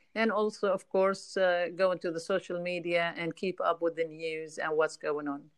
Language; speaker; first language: English; non-native, fluent; Arabic